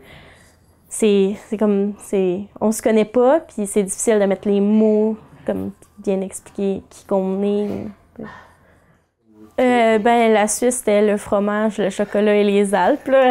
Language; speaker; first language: French; native; French